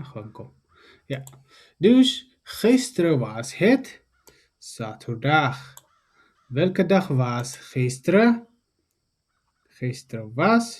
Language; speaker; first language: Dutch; non-native, fluent; Tigrinya